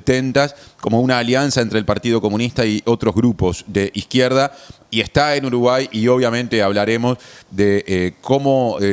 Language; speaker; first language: Spanish; native; Spanish